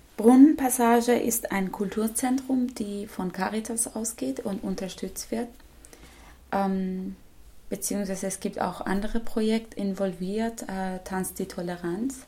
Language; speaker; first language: German; non-native, fluent; Persian